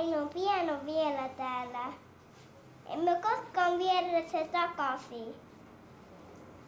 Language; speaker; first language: Finnish; early bilingual, heritage; English